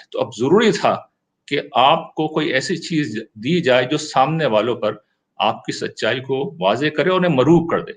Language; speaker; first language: Urdu; native; Urdu